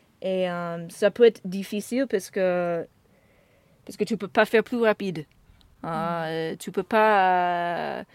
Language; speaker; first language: French; non-native, fluent; English